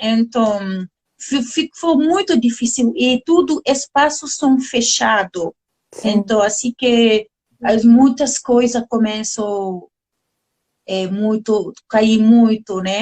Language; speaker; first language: Portuguese; non-native, learner; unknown